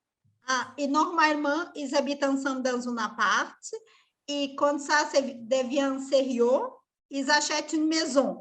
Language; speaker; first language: French; non-native, fluent; Portuguese